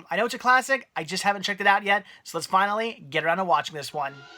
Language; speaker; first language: English; native; English